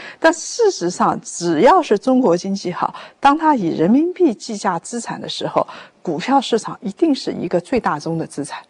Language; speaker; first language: Chinese; native; Chinese